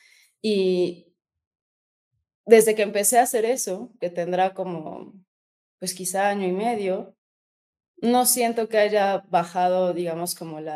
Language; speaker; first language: Spanish; native; Spanish